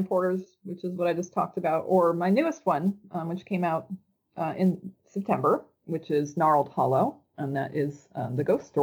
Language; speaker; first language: English; native; English